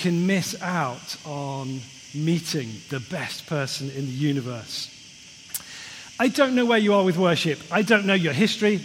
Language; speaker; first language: English; native; English